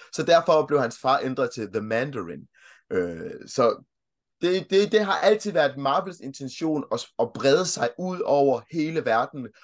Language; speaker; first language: Danish; early bilingual, other home language; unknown